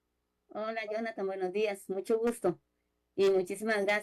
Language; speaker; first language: Spanish; native; Spanish